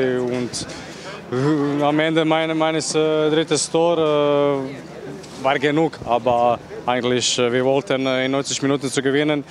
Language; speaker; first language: German; non-native, learner; Croatian